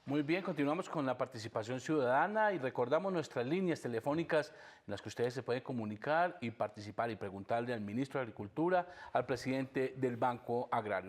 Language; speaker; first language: Spanish; native; Spanish